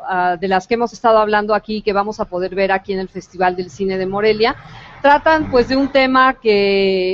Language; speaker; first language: Spanish; native; Spanish